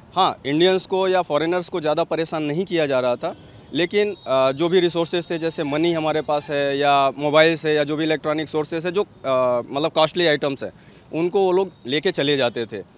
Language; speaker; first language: Hindi; native; Hindi